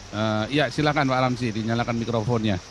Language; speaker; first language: Indonesian; native; Indonesian